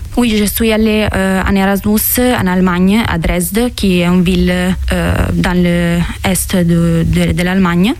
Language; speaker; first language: French; non-native, learner; Italian